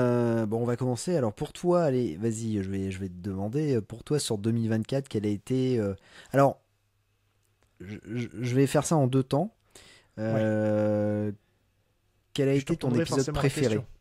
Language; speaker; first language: French; native; French